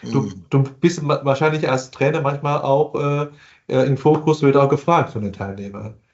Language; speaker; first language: German; non-native, fluent; Chinese